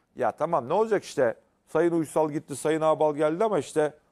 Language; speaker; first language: Turkish; native; Turkish